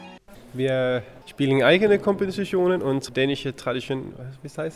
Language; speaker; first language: German; non-native, learner; Danish